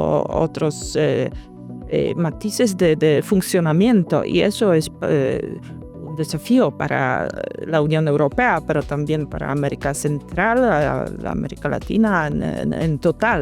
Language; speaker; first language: Spanish; non-native, fluent; Polish